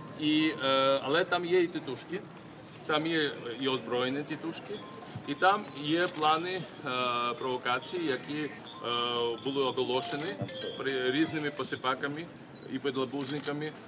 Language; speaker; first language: Ukrainian; non-native, fluent; Georgian